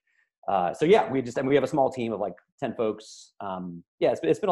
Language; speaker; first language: English; native; English